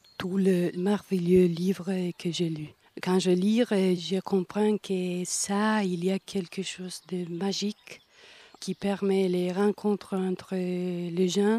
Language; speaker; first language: French; non-native, fluent; Spanish